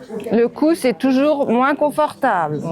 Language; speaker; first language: French; native; French